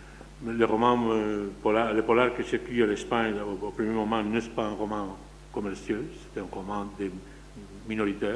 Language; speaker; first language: French; non-native, fluent; Spanish